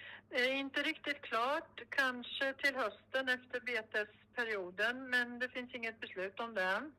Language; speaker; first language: Swedish; native; Swedish